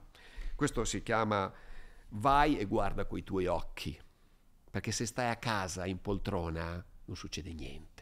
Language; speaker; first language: Italian; native; Italian